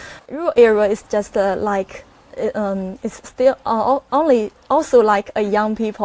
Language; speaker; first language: English; non-native, fluent; Chinese